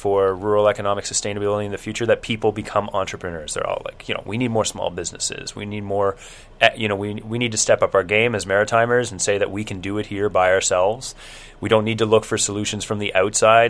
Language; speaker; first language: English; native; English